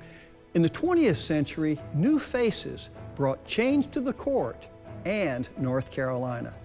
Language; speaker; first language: English; native; English